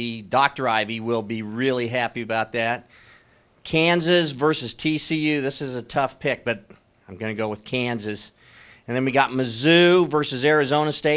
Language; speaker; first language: English; native; English